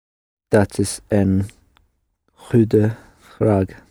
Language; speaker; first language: Dutch; non-native, learner; English